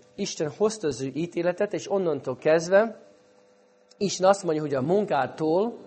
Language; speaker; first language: Hungarian; non-native, fluent; English